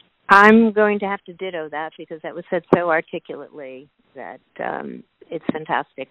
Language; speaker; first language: English; native; English